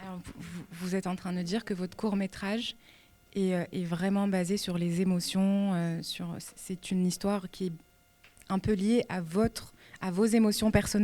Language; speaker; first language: French; native; French